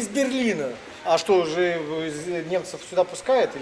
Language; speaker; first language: Russian; native; Russian